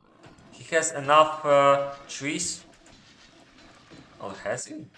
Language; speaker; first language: English; non-native, fluent; Polish